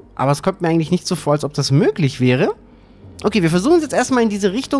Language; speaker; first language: German; native; German